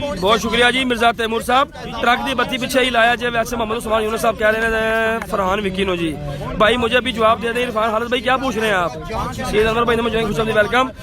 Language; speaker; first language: Urdu; non-native, local second language; Punjabi